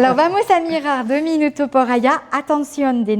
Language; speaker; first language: Spanish; non-native, fluent; French